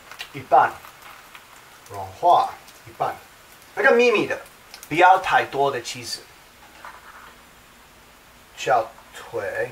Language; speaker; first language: Chinese; non-native, learner; English